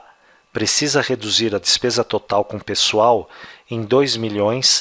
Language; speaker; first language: Portuguese; native; Portuguese